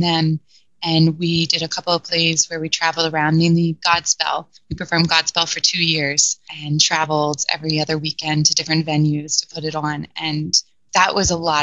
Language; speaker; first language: English; native; English